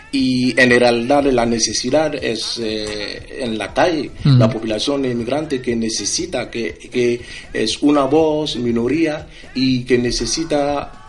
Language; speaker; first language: Spanish; non-native, fluent; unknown